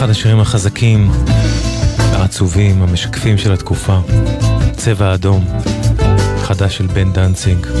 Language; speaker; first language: Hebrew; native; Hebrew